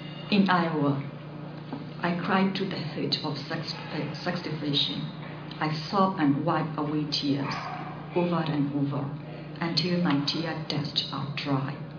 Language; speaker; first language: English; non-native, fluent; Burmese